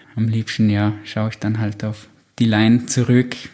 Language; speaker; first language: German; native; German